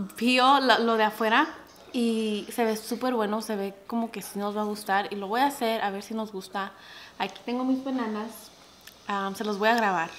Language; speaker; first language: Spanish; early bilingual, heritage; Spanish